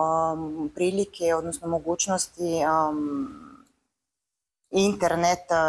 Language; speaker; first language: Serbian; non-native, fluent; Bulgarian